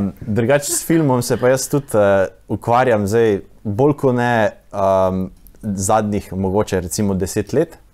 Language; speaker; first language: Slovenian; native; Slovenian